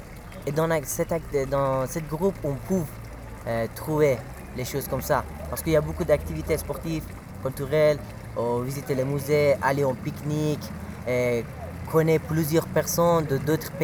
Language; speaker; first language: French; non-native, learner; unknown